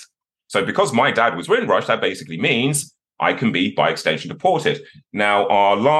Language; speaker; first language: English; native; English